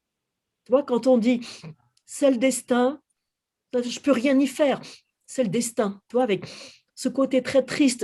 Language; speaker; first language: French; native; French